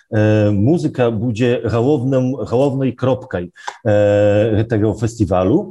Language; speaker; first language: Belarusian; non-native, local second language; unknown